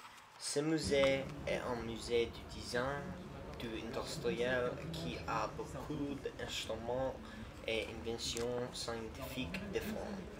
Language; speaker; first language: French; non-native, learner; English